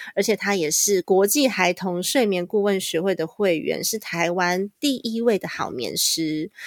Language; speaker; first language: Chinese; native; Chinese